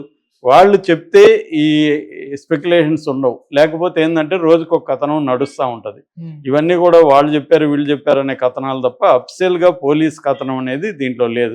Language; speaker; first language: Telugu; native; Telugu